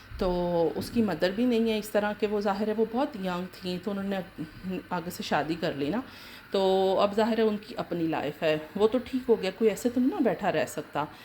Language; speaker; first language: Urdu; native; Urdu